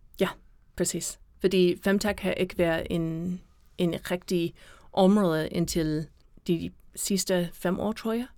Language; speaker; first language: Danish; non-native, fluent; English